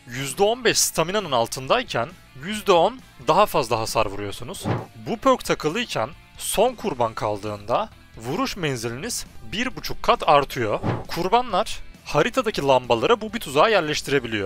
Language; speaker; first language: Turkish; native; Turkish